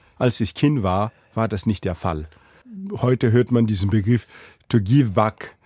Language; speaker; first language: German; non-native, fluent; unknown